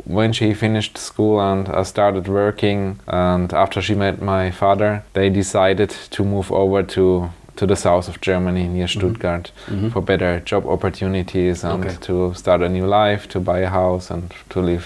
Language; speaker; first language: English; non-native, fluent; German